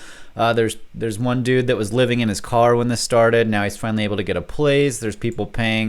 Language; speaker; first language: English; native; English